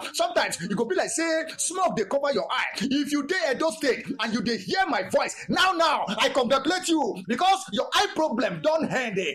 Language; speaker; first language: Nigerian Pidgin; non-native, local second language; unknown